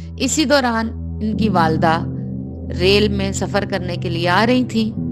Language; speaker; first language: Urdu; native; Urdu